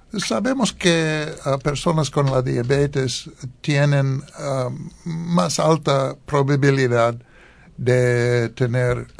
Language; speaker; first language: Spanish; non-native, learner; English